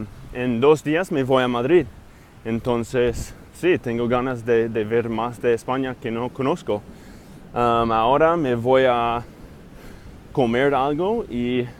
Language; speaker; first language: Spanish; non-native, fluent; English